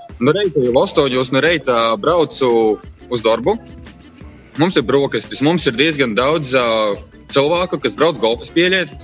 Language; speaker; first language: Latvian; native; Latvian